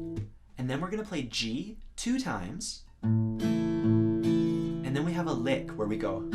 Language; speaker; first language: English; native; English